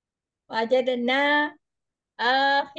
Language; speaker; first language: Arabic; non-native, learner; Indonesian